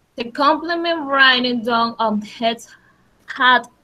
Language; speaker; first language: English; non-native, learner; Spanish